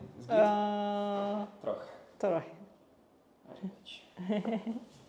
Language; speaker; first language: Polish; non-native, learner; Japanese